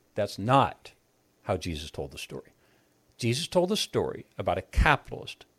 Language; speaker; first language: English; native; English